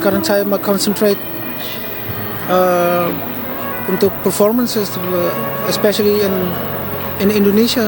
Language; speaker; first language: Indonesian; early bilingual, heritage; Indonesian